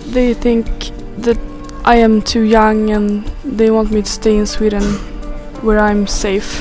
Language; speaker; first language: English; non-native, learner; Swedish